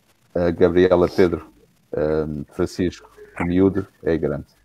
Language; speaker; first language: Portuguese; native; Portuguese